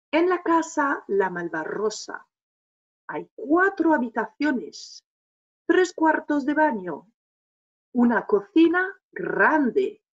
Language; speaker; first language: Spanish; non-native, fluent; French